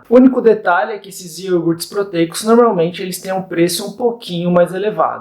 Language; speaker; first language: Portuguese; native; Portuguese